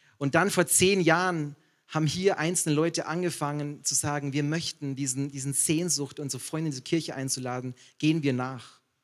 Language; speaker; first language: German; native; German